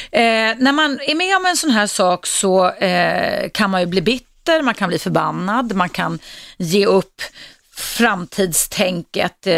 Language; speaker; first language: Swedish; native; Swedish